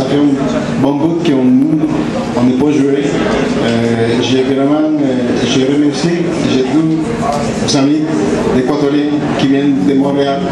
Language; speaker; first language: French; non-native, learner; Spanish